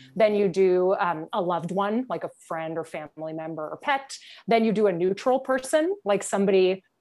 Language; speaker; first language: English; native; English